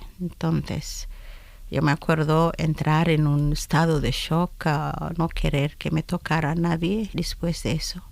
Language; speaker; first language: Spanish; non-native, fluent; Somali